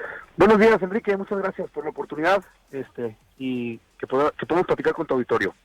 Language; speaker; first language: Spanish; native; Spanish